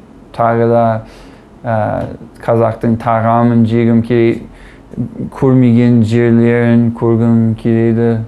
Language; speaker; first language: Kazakh; non-native, learner; English